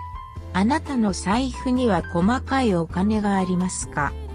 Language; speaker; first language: Japanese; non-native, learner; English